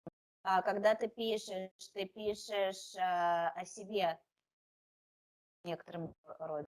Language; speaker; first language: Russian; native; Russian